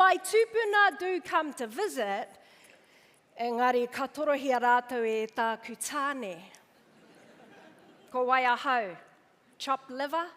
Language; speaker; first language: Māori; non-native, local second language; English